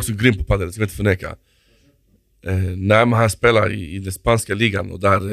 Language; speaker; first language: Swedish; native; Swedish